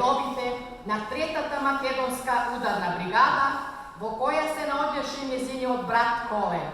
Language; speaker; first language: Macedonian; native; Macedonian